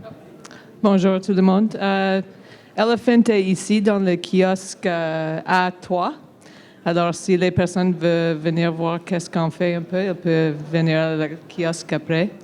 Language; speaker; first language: French; non-native, local second language; English